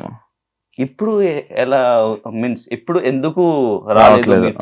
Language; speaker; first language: Telugu; non-native, local second language; Hindi